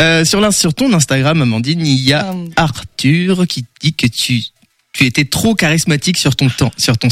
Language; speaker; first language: French; native; French